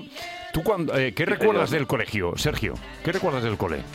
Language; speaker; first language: Spanish; native; Spanish